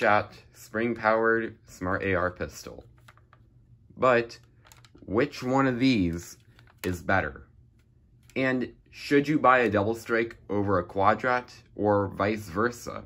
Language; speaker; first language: English; native; English